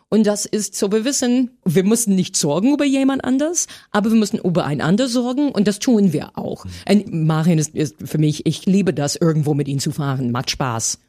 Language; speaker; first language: German; non-native, fluent; English